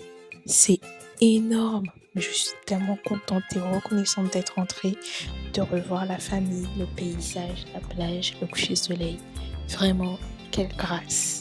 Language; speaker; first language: French; native; French